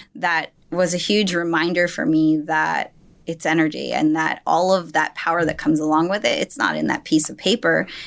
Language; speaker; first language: English; native; English